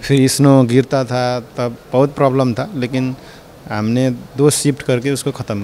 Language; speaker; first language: Hindi; non-native, learner; Nepali